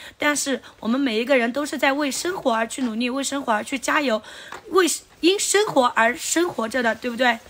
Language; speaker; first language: Chinese; non-native, local second language; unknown